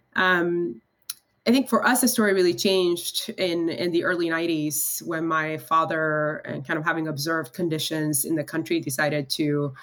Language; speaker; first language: English; early bilingual, other home language; Spanish